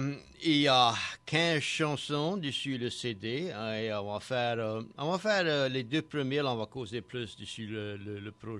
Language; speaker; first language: French; native; French